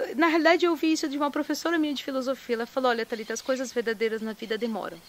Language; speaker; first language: Portuguese; native; Portuguese